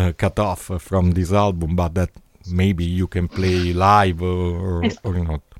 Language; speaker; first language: English; non-native, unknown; Italian